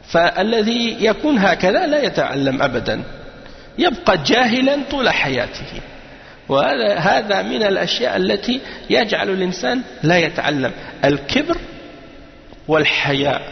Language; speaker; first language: Arabic; non-native, fluent; French